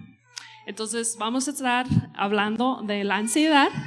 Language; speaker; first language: Spanish; non-native, fluent; English